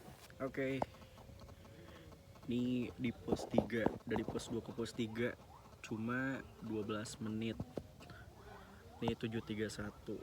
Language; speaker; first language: Indonesian; native; Indonesian